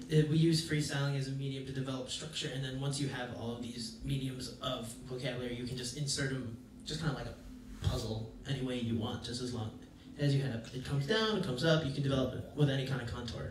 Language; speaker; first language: English; native; English